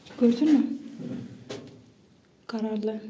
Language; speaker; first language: Turkish; non-native, learner; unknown